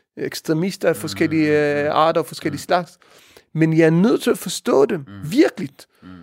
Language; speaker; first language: Danish; early bilingual, heritage; Danish